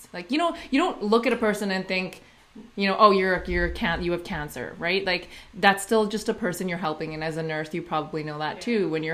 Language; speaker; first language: English; native; English